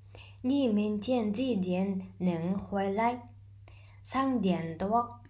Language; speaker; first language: Chinese; non-native, fluent; Mongolian